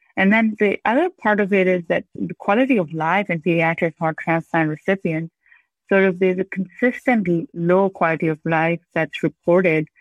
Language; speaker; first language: English; non-native, local second language; Urdu